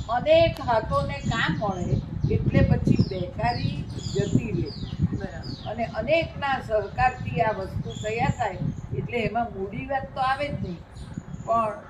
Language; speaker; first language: Gujarati; native; Gujarati